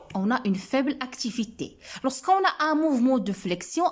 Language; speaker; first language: French; non-native, local second language; Arabic